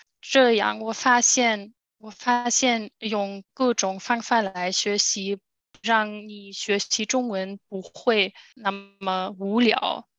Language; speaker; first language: Chinese; non-native, learner; German